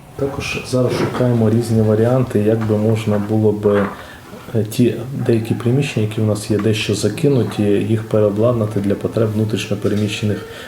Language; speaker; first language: Ukrainian; native; Ukrainian